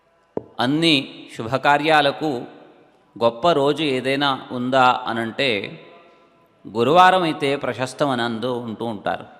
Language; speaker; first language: Telugu; native; Telugu